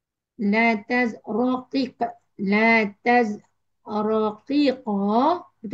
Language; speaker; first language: Arabic; non-native, learner; Malay